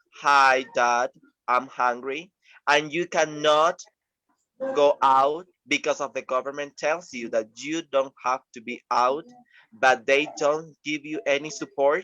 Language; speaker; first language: English; non-native, fluent; Spanish